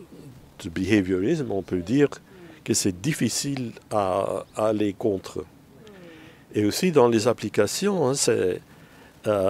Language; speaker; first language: French; non-native, fluent; Dutch